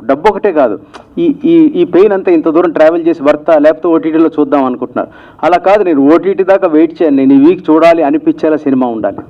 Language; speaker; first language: Telugu; native; Telugu